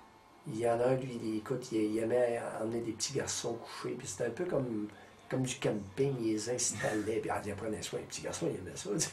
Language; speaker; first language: French; native; French